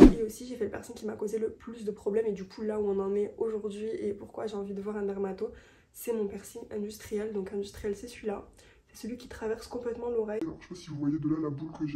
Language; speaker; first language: French; native; French